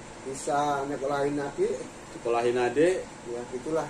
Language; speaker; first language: Indonesian; non-native, local second language; Javanese